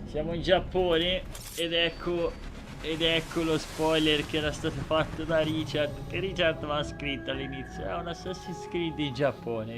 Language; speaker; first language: Italian; native; Italian